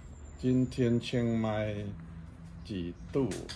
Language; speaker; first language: Chinese; non-native, learner; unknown